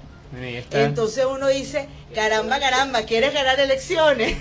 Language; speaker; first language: Spanish; native; Spanish